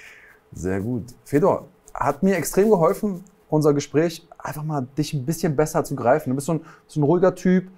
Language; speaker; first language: German; native; German